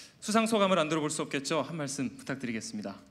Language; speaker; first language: Korean; native; Korean